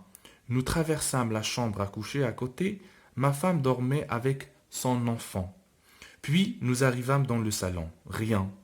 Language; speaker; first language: French; non-native, local second language; Arabic